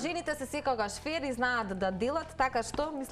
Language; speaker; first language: Macedonian; native; Macedonian